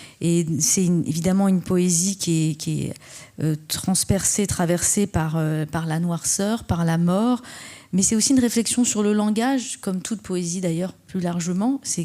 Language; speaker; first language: French; native; French